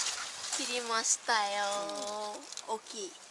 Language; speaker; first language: Japanese; non-native, learner; Vietnamese